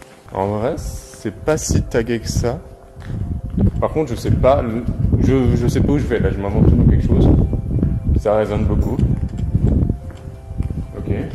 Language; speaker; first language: French; native; French